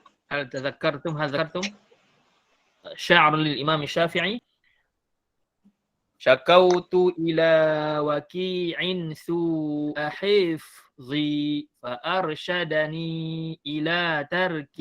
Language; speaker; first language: Arabic; non-native, fluent; Malay